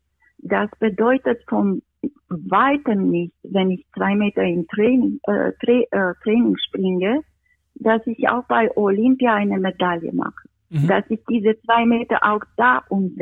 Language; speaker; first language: German; non-native, fluent; Romanian